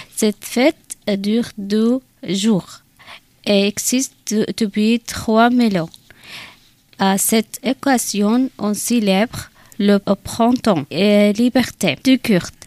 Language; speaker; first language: French; non-native, learner; Kurdish